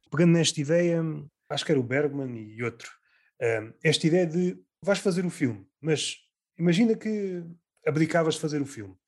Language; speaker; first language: Portuguese; native; Portuguese